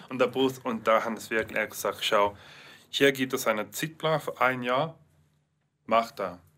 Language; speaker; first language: German; non-native, learner; English